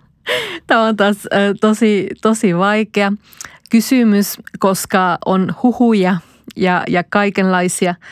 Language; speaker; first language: Finnish; non-native, fluent; Spanish